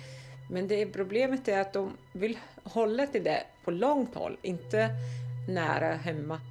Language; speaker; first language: Swedish; non-native, fluent; Arabic